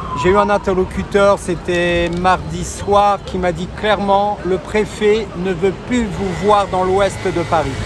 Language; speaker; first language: French; native; French